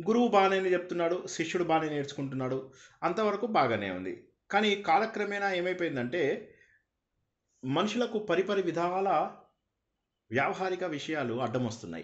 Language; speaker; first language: Telugu; native; Telugu